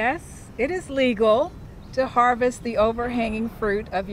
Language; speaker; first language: English; native; English